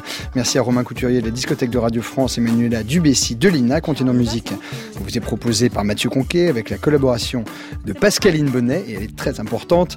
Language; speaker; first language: French; native; French